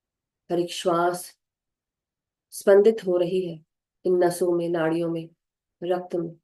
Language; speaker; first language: Hindi; native; Hindi